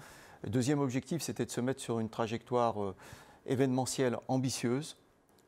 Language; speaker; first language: French; native; French